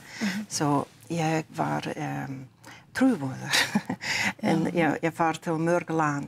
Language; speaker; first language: Icelandic; non-native, learner; English